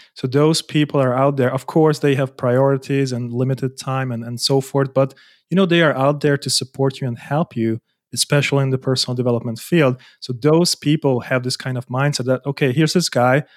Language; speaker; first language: English; non-native, fluent; Hungarian